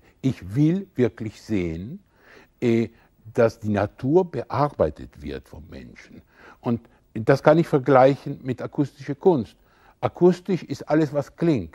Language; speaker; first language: German; non-native, fluent; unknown